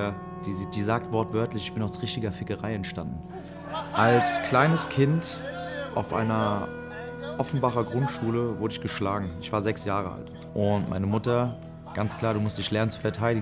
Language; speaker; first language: German; native; German